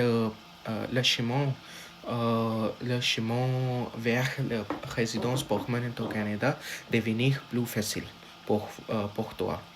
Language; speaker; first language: French; non-native, learner; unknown